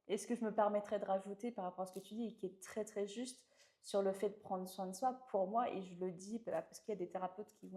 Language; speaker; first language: French; native; French